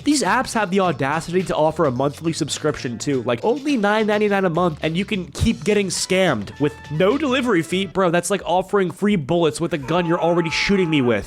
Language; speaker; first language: English; native; English